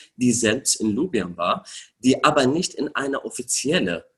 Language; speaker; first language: German; non-native, fluent; Arabic